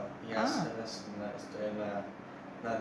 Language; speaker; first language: Bulgarian; early bilingual, heritage; English